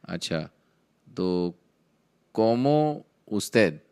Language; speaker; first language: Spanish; non-native, learner; Hindi